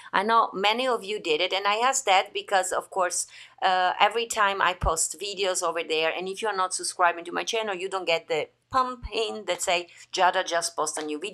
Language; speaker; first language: English; non-native, fluent; Italian